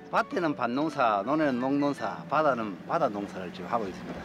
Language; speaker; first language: Korean; native; Korean